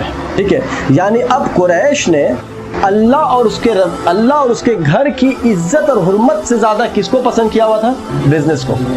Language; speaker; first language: Urdu; native; Urdu